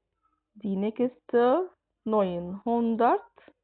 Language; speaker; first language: German; non-native, fluent; Arabic